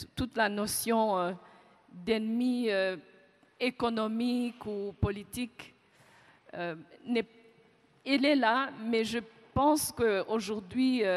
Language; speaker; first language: French; non-native, local second language; Kinyarwanda